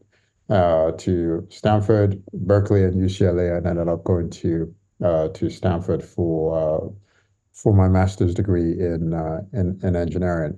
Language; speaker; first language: English; non-native, local second language; Yoruba